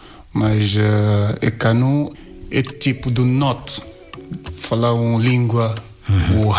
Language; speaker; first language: Portuguese; non-native, learner; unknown